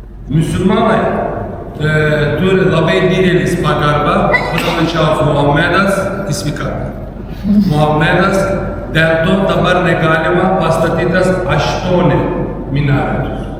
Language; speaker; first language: Lithuanian; non-native, learner; Turkish